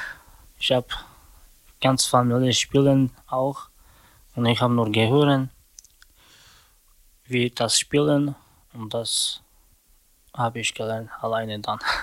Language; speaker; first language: German; non-native, learner; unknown